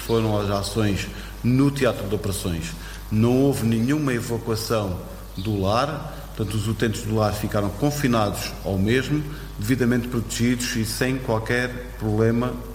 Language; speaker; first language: Portuguese; native; Portuguese